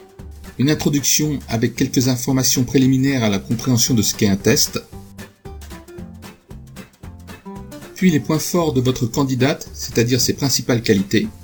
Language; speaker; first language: French; native; French